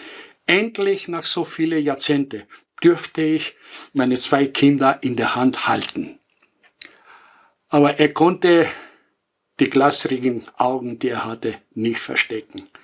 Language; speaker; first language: German; non-native, fluent; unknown